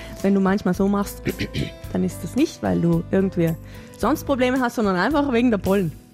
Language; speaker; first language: German; native; German